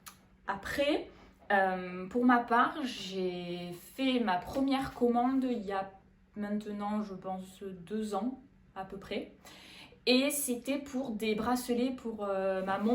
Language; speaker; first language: French; native; French